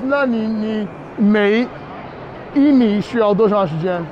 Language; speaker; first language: Chinese; non-native, fluent; English